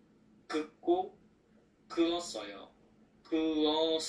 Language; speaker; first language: Korean; non-native, learner; Chinese